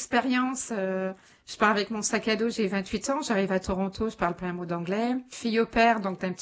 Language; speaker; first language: French; native; French